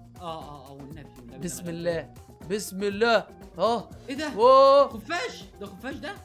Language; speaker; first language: Arabic; native; Arabic